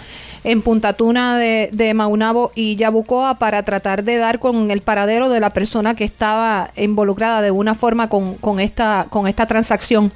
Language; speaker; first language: Spanish; native; Spanish